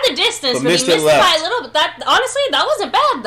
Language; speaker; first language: English; native; English